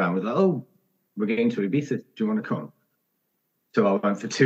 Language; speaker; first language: English; native; English